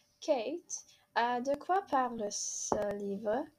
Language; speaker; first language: French; non-native, learner; English